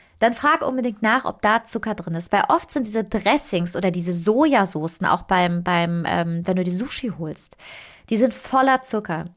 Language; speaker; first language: German; non-native, fluent; Italian